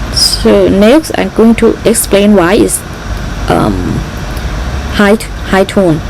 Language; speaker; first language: English; non-native, learner; Thai